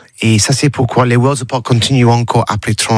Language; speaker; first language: French; non-native, learner; English